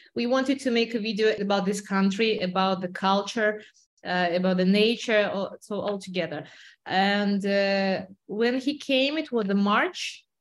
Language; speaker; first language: English; non-native, fluent; Russian